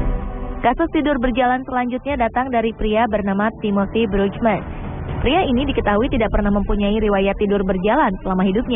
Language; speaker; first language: Indonesian; native; Indonesian